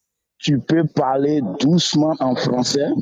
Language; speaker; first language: French; non-native, learner; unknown